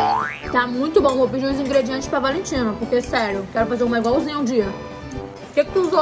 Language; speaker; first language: Portuguese; native; Portuguese